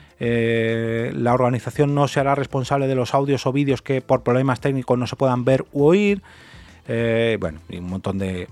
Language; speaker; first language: Spanish; native; Spanish